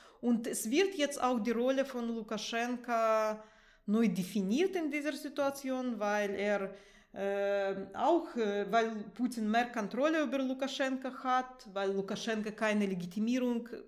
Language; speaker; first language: German; non-native, fluent; Russian